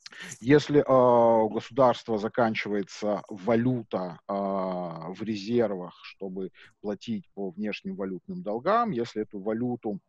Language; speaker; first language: Russian; native; Russian